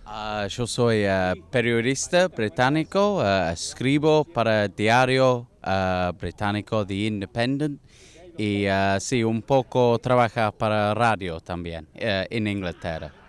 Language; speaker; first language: Spanish; non-native, learner; English